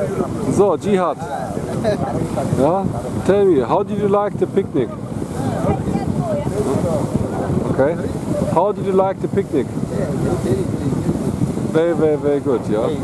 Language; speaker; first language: English; non-native, fluent; German